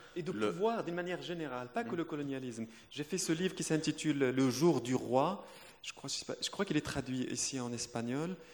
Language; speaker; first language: French; non-native, local second language; Arabic